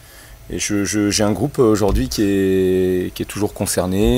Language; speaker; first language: French; native; French